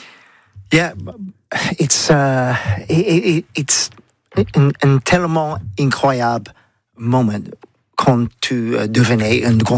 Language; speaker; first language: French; non-native, learner; English